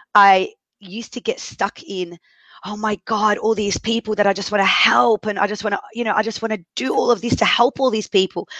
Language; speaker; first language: English; early bilingual, other home language; Arabic